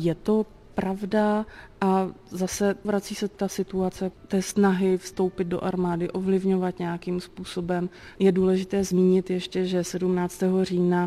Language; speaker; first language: Czech; native; Czech